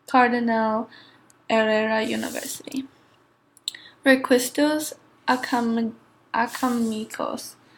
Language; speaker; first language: Spanish; non-native, learner; English